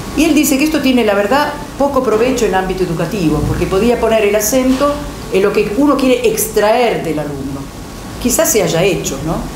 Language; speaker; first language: Spanish; non-native, fluent; Italian